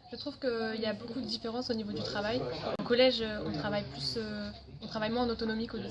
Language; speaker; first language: French; native; French